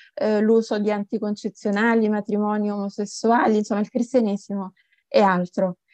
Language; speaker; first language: Italian; native; Italian